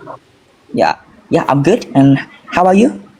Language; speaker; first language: English; non-native, learner; Vietnamese